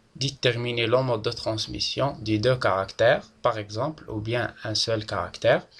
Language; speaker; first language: French; non-native, local second language; Arabic